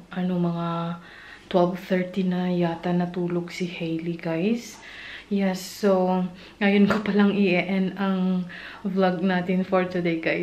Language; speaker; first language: Filipino; native; Filipino